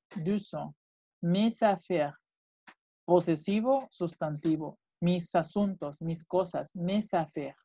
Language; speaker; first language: Spanish; native; Spanish